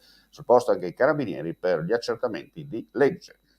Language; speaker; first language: Italian; native; Italian